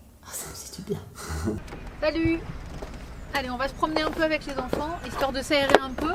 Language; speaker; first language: French; native; French